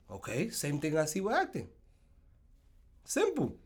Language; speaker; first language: English; early bilingual, other home language; Spanish